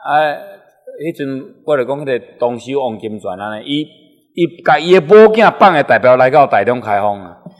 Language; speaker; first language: Min Nan Chinese; native; Min Nan Chinese